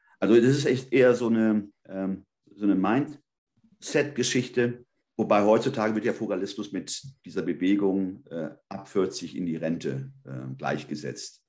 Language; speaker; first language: German; early bilingual, other home language; Spanish